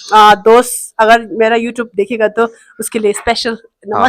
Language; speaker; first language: Hindi; non-native, local second language; Tibetan